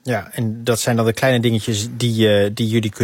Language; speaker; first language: Dutch; native; Dutch